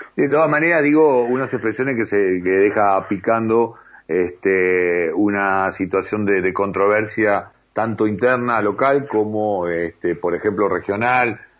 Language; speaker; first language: Spanish; native; Spanish